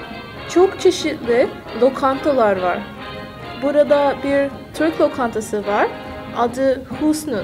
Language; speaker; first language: Turkish; non-native, learner; English